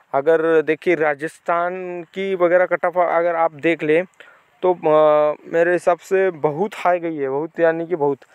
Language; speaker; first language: Hindi; non-native, local second language; Marathi